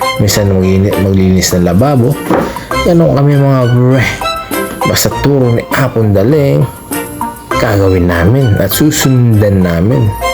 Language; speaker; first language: Filipino; non-native, local second language; Pampanga